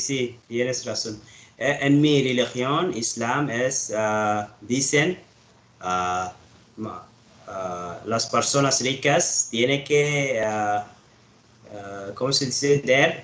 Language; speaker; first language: Spanish; non-native, learner; Arabic